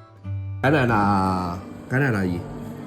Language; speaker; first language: Vietnamese; non-native, learner; Chinese